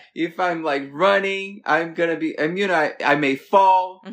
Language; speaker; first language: English; non-native, fluent; Portuguese